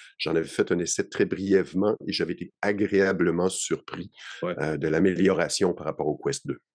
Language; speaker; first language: French; native; French